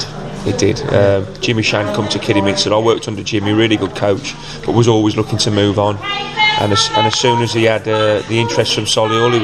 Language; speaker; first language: English; native; English